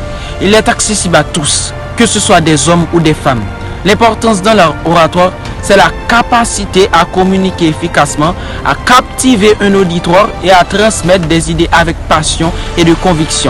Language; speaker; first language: French; non-native, local second language; Haitian Creole